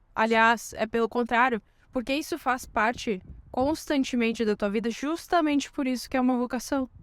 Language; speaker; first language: Portuguese; native; Portuguese